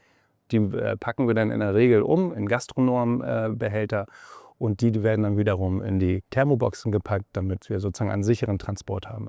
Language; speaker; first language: German; native; German